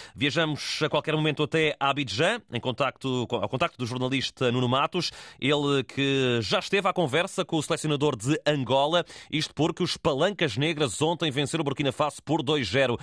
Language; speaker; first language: Portuguese; native; Portuguese